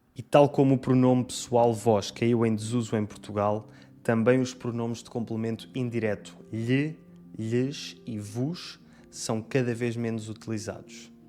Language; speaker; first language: Portuguese; native; Portuguese